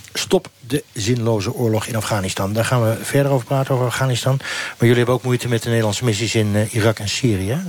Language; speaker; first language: Dutch; native; Dutch